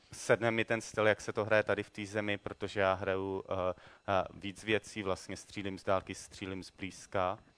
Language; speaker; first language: Czech; native; Czech